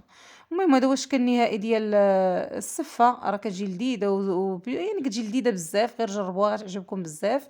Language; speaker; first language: Arabic; native; Arabic